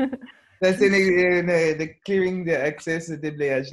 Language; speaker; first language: French; non-native, fluent; English